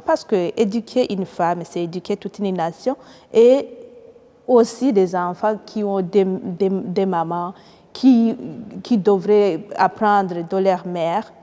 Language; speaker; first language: French; native; French